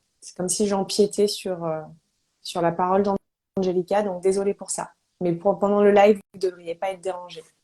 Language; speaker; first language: French; native; French